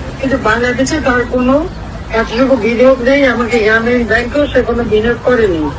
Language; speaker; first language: Bangla; native; Bangla